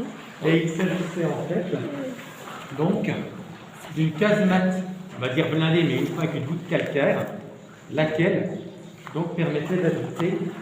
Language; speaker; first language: French; native; French